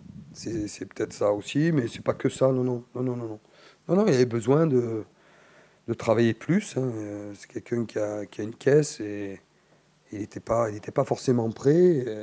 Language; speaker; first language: French; native; French